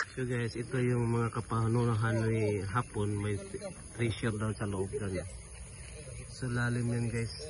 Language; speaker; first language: Filipino; non-native, local second language; Cebuano